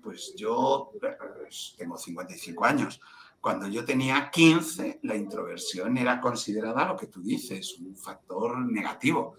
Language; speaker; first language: Spanish; native; Spanish